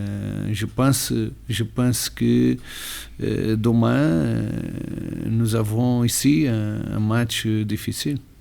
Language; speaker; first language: French; non-native, learner; Portuguese